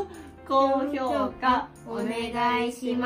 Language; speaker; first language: Japanese; native; Japanese